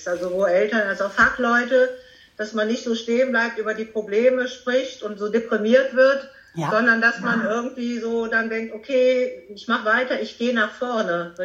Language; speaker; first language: German; native; German